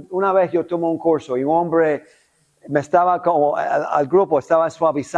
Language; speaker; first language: Spanish; non-native, local second language; English